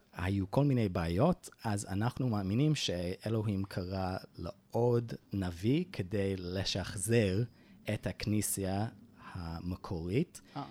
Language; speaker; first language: Hebrew; non-native, fluent; English